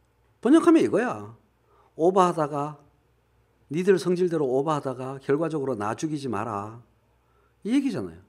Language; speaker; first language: Korean; native; Korean